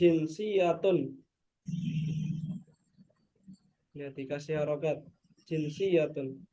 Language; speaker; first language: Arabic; non-native, fluent; Indonesian